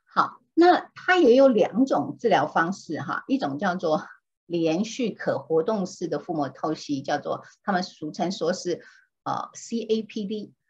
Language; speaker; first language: Chinese; native; Chinese